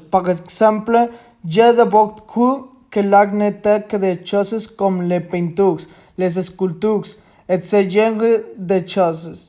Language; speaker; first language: French; non-native, learner; Spanish